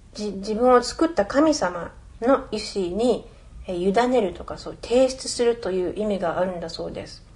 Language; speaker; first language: Japanese; early bilingual, other home language; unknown